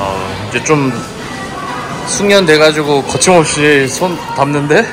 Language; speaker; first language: Korean; native; Korean